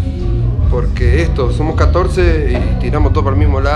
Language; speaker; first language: Spanish; native; Spanish